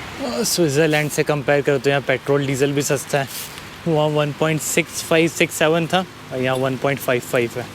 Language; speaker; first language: Hindi; native; Hindi